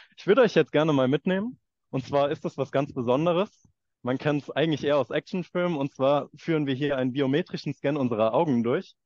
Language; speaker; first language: German; native; German